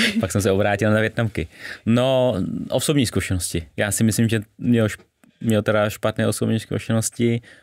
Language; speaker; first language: Czech; early bilingual, other home language; Vietnamese